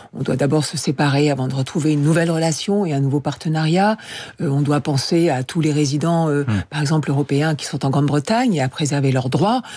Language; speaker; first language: French; native; French